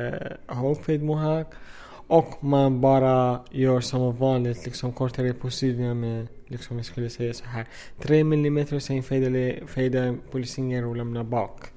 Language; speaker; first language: Swedish; non-native, fluent; Arabic